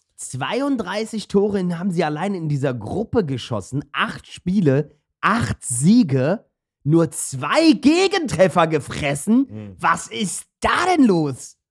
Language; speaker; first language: German; early bilingual, other home language; Turkish